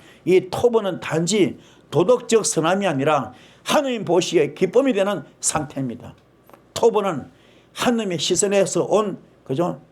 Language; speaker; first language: Korean; native; Korean